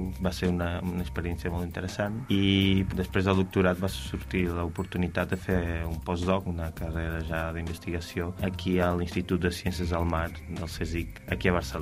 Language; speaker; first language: Catalan; non-native, fluent; Portuguese